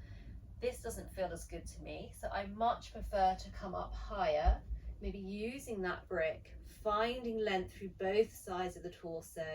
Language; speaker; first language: English; native; English